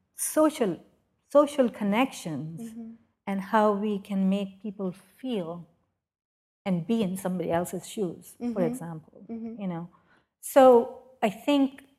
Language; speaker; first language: English; non-native, local second language; Urdu